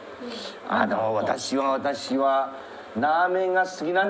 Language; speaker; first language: Japanese; non-native, learner; Chinese